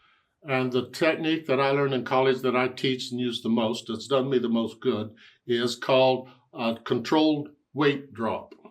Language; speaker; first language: English; native; English